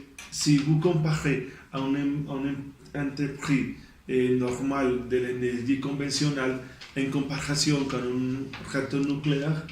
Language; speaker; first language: French; non-native, learner; Spanish